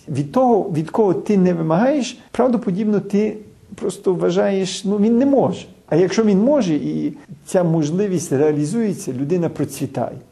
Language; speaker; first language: Ukrainian; early bilingual, heritage; Ukrainian